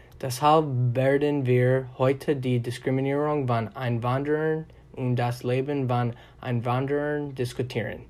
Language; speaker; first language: German; non-native, learner; English